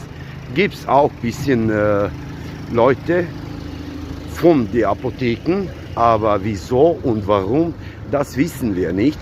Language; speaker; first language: German; non-native, learner; Serbian